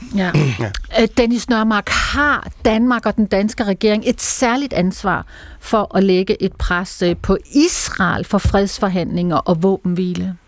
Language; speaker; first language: Danish; native; Danish